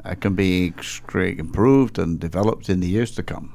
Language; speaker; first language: English; native; English